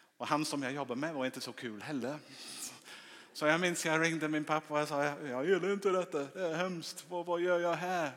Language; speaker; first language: Swedish; non-native, fluent; English